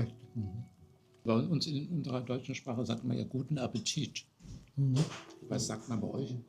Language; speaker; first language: German; native; German